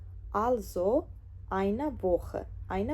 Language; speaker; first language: German; non-native, fluent; Georgian